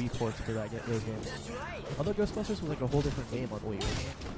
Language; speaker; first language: English; native; English